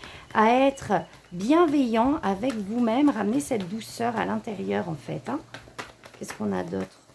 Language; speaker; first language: French; native; French